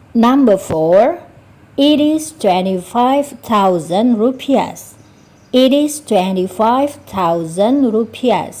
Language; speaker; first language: English; non-native, fluent; Indonesian